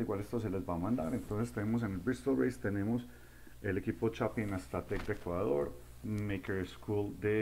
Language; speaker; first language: Spanish; native; Spanish